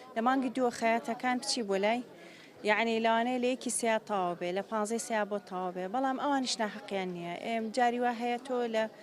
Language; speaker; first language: Central Kurdish; native; Central Kurdish